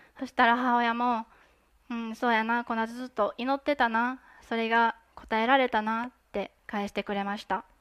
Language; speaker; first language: Japanese; native; Japanese